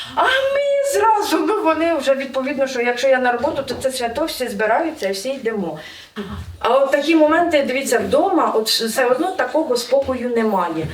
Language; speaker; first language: Ukrainian; native; Ukrainian